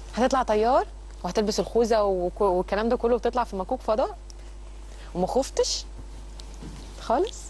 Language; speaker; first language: Arabic; native; Arabic